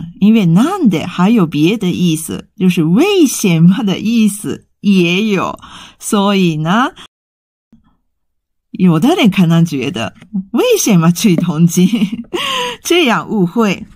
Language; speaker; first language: Chinese; non-native, fluent; Japanese